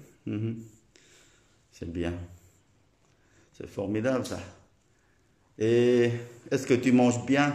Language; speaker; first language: French; non-native, learner; Thai